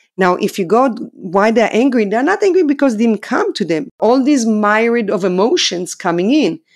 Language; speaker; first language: English; non-native, fluent; Hebrew